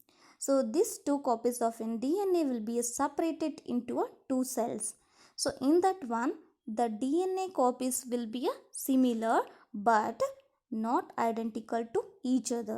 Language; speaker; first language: English; non-native, local second language; Kannada